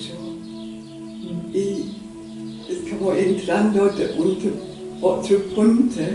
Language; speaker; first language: Spanish; non-native, learner; English